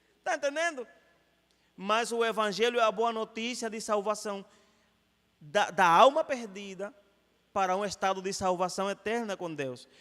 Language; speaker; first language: Portuguese; non-native, fluent; Spanish